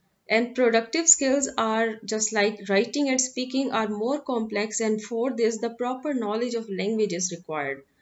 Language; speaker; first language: English; non-native, local second language; Urdu